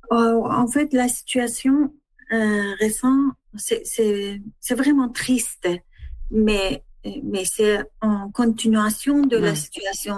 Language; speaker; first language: French; non-native, learner; Persian